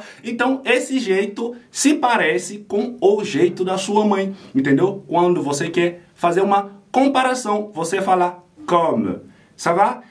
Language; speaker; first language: Portuguese; non-native, fluent; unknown